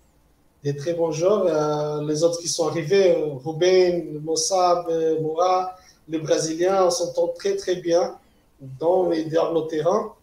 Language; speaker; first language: French; non-native, fluent; Portuguese